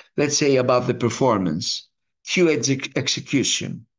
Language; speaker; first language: English; non-native, fluent; Greek